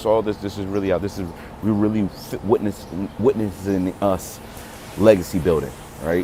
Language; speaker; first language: English; native; English